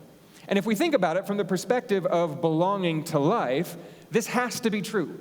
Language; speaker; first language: English; native; English